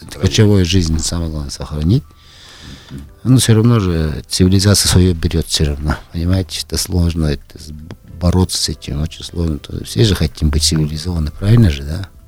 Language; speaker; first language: Russian; non-native, local second language; Tuvinian